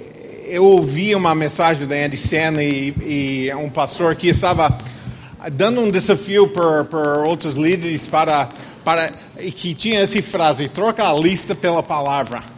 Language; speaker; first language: Portuguese; non-native, fluent; English